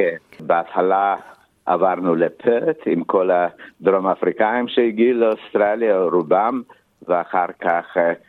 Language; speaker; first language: Hebrew; non-native, fluent; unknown